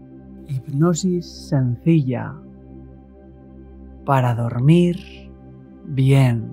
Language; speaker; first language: Spanish; native; Spanish